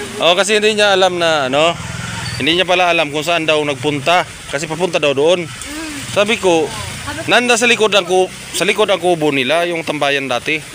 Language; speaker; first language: Filipino; non-native, local second language; Masbatenyo